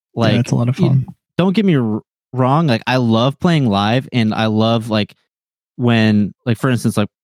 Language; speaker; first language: English; native; English